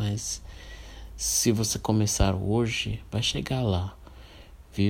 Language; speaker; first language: Portuguese; non-native, fluent; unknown